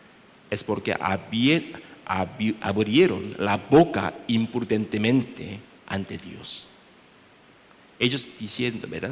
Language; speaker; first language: Spanish; non-native, learner; Korean